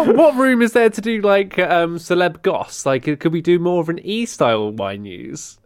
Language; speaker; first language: English; native; English